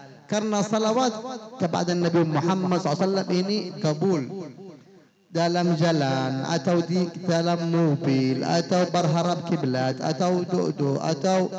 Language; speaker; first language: Indonesian; non-native, fluent; Arabic